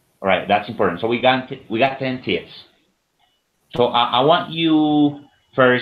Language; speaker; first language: English; non-native, fluent; Spanish